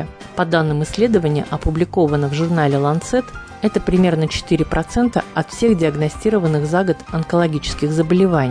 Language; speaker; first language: Russian; native; Russian